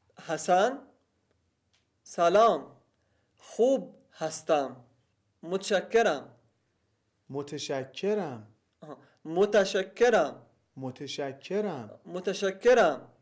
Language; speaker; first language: Persian; non-native, learner; Arabic